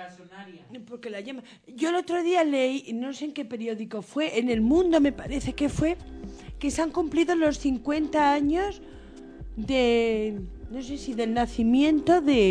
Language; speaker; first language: Spanish; native; Spanish